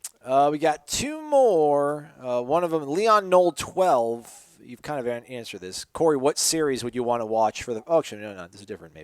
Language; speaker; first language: English; native; English